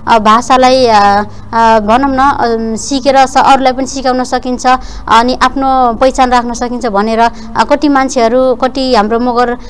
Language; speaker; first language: Nepali; non-native, local second language; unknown